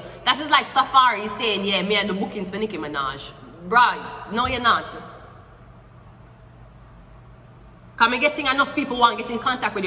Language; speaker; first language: English; native; English